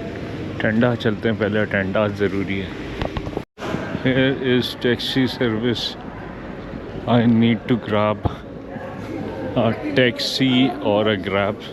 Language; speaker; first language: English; non-native, local second language; Urdu